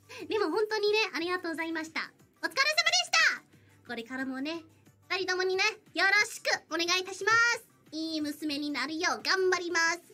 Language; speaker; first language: Japanese; non-native, learner; English